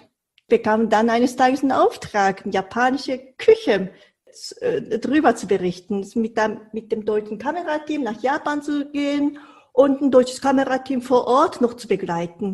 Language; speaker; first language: German; non-native, fluent; Japanese